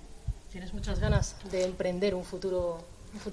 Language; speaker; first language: Spanish; native; Spanish